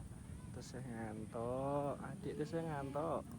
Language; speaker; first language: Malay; non-native, local second language; Javanese